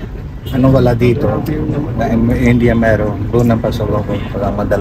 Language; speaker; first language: Filipino; non-native, learner; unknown